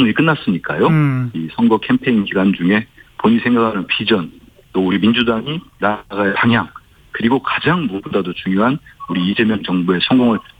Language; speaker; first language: Korean; native; Korean